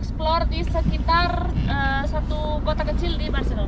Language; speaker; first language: Indonesian; non-native, fluent; Spanish